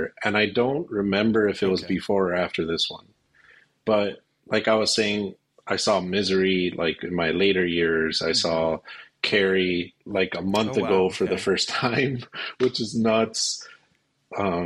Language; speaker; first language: English; native; English